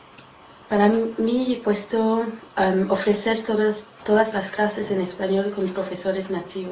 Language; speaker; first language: Spanish; non-native, learner; English